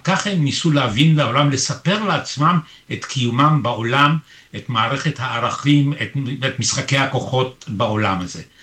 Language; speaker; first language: Hebrew; early bilingual, other home language; Polish